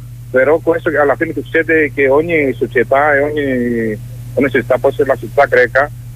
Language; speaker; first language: Italian; non-native, fluent; Greek